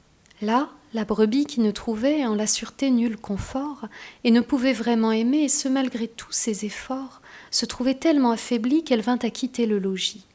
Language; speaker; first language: French; native; French